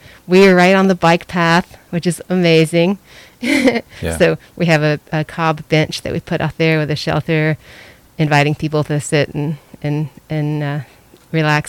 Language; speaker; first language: English; native; English